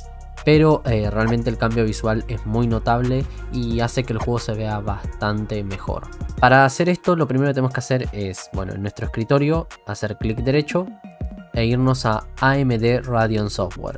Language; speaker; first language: Spanish; native; Spanish